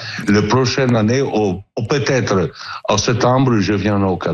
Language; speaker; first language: French; non-native, learner; Italian